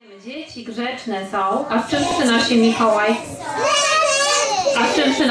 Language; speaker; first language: Polish; native; Polish